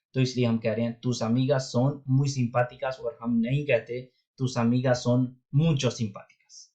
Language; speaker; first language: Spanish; non-native, fluent; Urdu